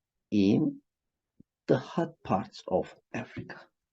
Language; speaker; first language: English; non-native, fluent; Turkish